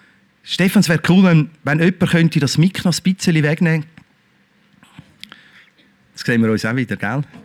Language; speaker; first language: German; native; German